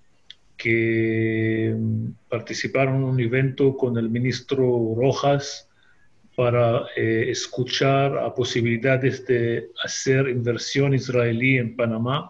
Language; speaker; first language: Spanish; non-native, fluent; Hebrew